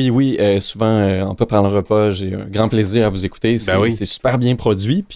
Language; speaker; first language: French; native; French